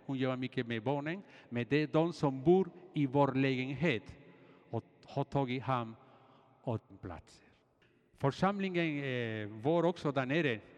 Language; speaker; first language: Swedish; non-native, fluent; Spanish